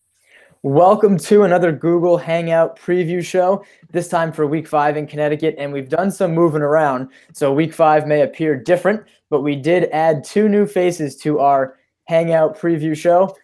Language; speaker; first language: English; native; English